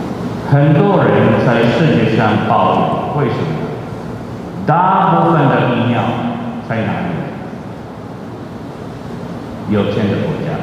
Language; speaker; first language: Chinese; non-native, fluent; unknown